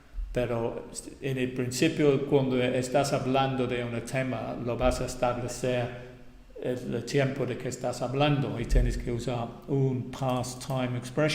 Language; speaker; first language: Spanish; non-native, fluent; English